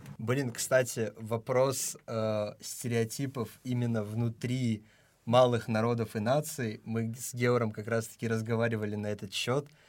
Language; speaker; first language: Russian; non-native, local second language; Tajik